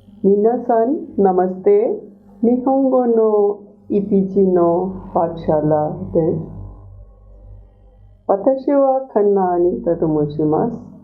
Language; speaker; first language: Japanese; non-native, fluent; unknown